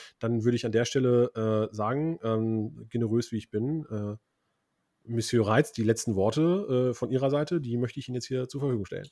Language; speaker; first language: German; early bilingual, other home language; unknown